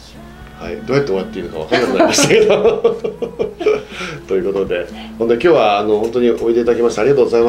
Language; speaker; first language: Japanese; native; Japanese